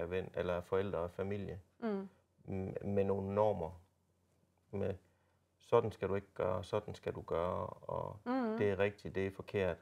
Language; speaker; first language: Danish; native; Danish